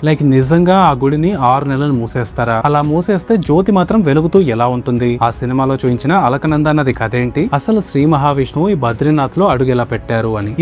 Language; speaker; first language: Telugu; native; Telugu